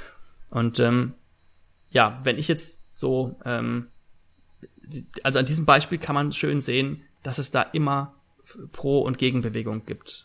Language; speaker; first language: German; native; German